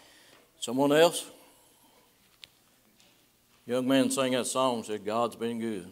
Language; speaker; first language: English; native; English